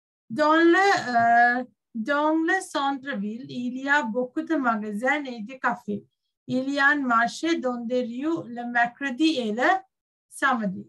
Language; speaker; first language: French; non-native, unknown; Sinhala